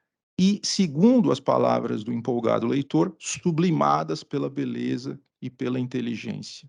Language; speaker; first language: Portuguese; native; Portuguese